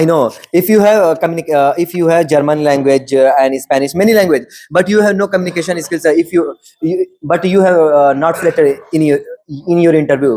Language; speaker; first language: English; non-native, learner; Hindi